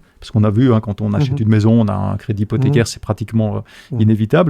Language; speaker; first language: French; native; French